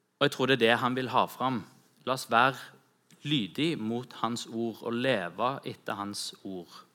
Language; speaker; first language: Norwegian; native; Norwegian